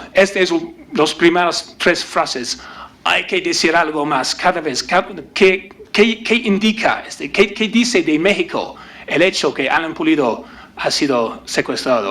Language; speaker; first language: Spanish; non-native, learner; English